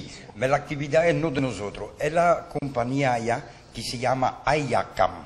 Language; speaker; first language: Spanish; non-native, learner; Dutch